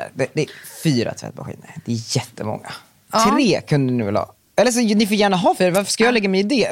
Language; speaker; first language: Swedish; native; Swedish